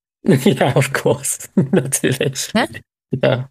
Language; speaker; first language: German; non-native, fluent; English